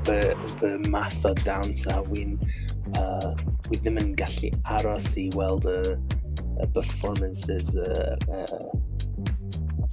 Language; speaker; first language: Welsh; non-native, learner; English